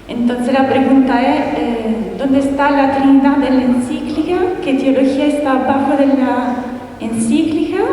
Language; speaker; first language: Spanish; non-native, fluent; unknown